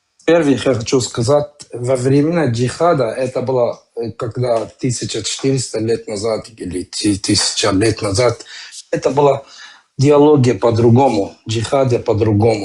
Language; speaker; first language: Russian; non-native, learner; Kurdish